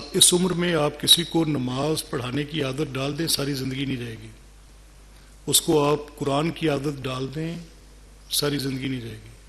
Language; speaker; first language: Urdu; non-native, local second language; Punjabi